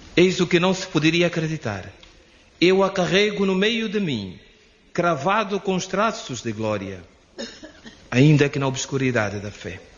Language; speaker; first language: Portuguese; native; Portuguese